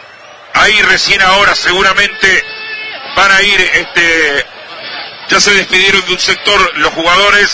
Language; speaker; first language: Spanish; native; Spanish